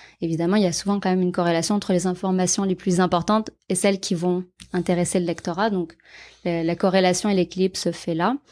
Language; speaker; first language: French; native; French